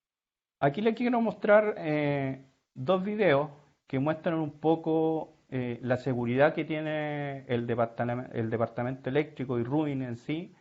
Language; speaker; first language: Spanish; native; Spanish